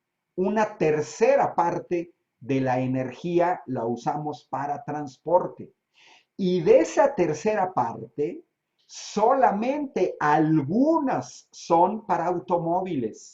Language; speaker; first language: Spanish; native; Spanish